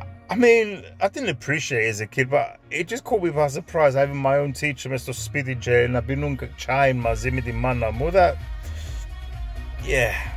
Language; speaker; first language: English; early bilingual, other home language; Greek